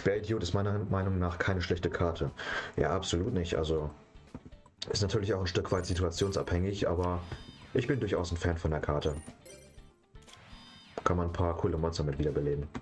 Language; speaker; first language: German; native; German